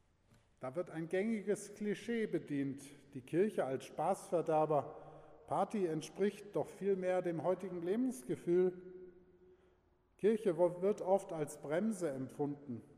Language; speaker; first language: German; native; German